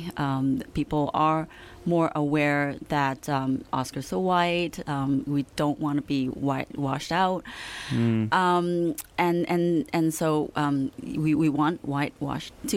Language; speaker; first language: English; non-native, local second language; Cantonese